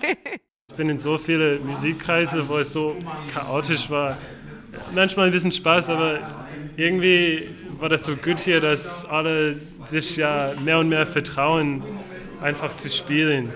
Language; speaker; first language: German; non-native, fluent; English